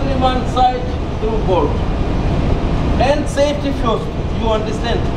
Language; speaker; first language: English; non-native, learner; Russian